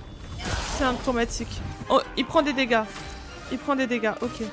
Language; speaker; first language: French; native; French